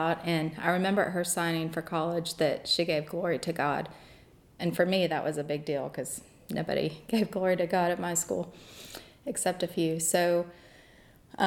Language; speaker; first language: English; native; English